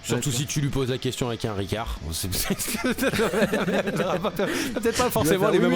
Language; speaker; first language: French; native; French